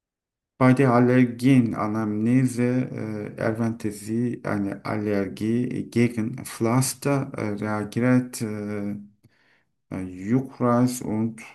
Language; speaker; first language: German; non-native, learner; Turkish